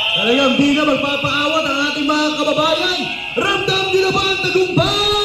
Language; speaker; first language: Filipino; native; Filipino